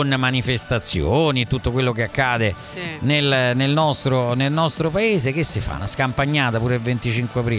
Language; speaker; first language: Italian; native; Italian